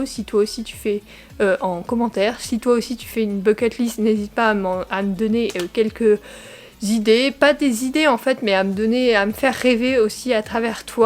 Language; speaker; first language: French; native; French